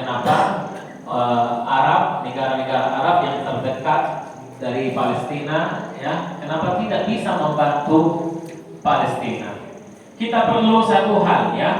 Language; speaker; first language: Indonesian; non-native, fluent; Arabic